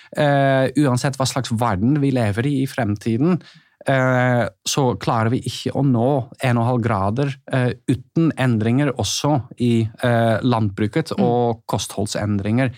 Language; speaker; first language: Norwegian; non-native, fluent; Dutch